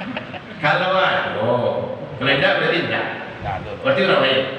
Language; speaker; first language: Indonesian; non-native, local second language; Malay